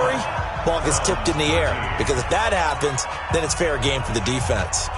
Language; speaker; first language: English; native; English